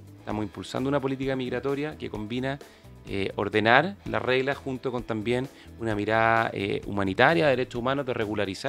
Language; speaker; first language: Spanish; native; Spanish